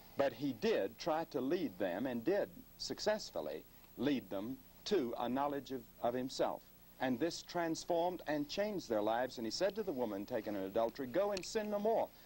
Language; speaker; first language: English; native; English